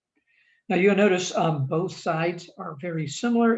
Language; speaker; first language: English; native; English